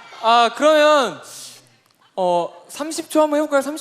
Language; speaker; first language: Korean; native; Korean